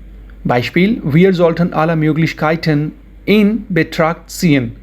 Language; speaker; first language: German; non-native, fluent; Hindi